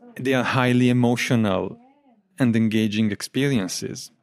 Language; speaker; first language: English; non-native, fluent; Italian